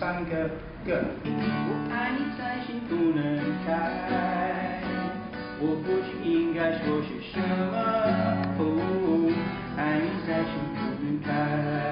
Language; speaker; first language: Chinese; non-native, learner; English